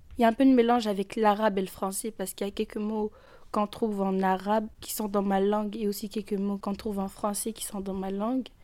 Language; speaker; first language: French; native; French